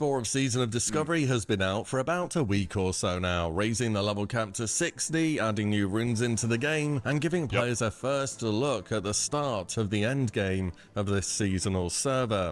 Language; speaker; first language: English; native; English